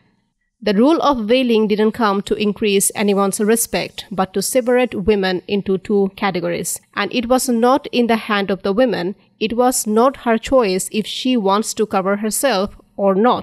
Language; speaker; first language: English; non-native, fluent; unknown